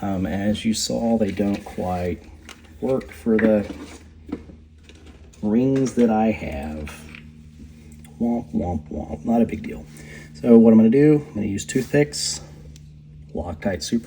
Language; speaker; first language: English; native; English